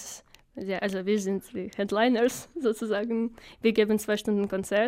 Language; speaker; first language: German; non-native, learner; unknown